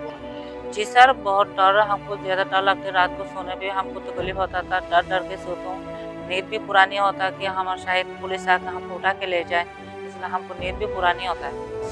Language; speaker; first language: Hindi; non-native, learner; Rohingya